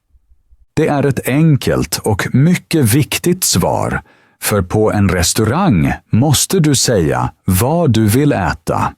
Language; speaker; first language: Swedish; native; Swedish